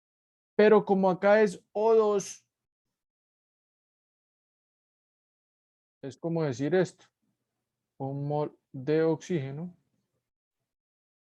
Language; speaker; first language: Spanish; native; Spanish